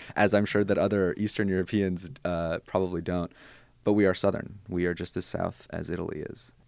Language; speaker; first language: English; early bilingual, other home language; Bosnian